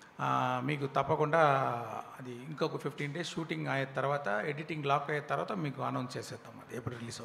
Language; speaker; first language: Telugu; non-native, local second language; Tamil